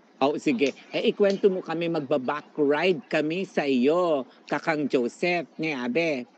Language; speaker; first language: Filipino; native; Filipino